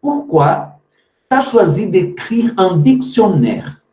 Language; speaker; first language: French; non-native, fluent; Portuguese